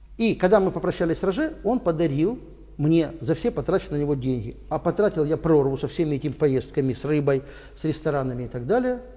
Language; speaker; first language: Russian; native; Russian